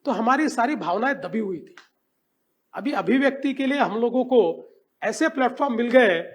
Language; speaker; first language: Hindi; non-native, local second language; Marathi